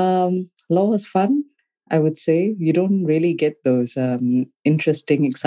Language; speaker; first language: English; non-native, local second language; Tamil